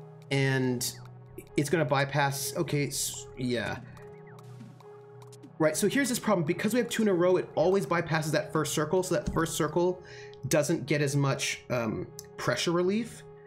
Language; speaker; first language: English; native; English